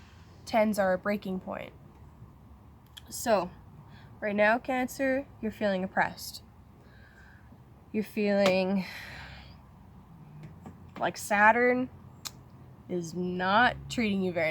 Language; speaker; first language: English; native; English